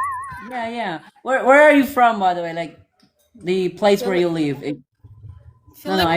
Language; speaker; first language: English; non-native, learner; Cebuano